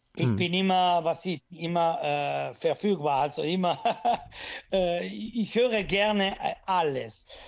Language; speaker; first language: German; non-native, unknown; Italian